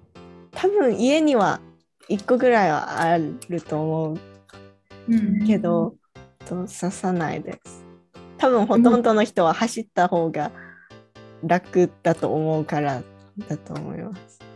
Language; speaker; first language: Japanese; early bilingual, heritage; Japanese